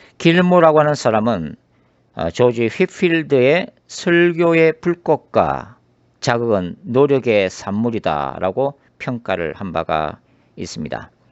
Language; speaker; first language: Korean; native; Korean